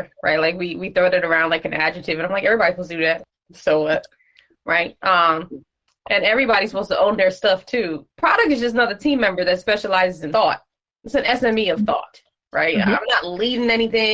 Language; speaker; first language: English; native; English